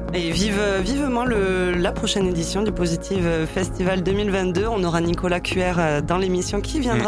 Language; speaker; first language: French; native; French